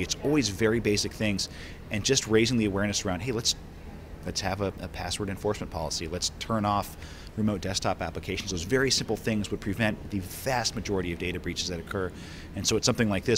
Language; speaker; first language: English; native; English